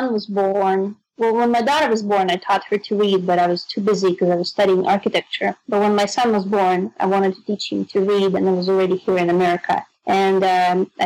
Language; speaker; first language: English; non-native, fluent; Russian